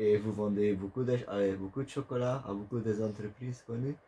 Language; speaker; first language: French; non-native, learner; Dutch